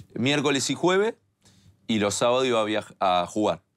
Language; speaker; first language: Spanish; native; Spanish